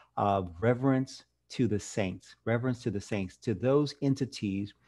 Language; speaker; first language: English; native; English